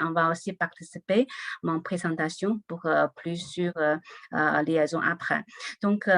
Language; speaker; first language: French; non-native, learner; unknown